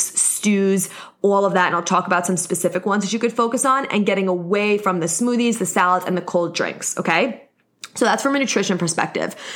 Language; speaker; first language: English; native; English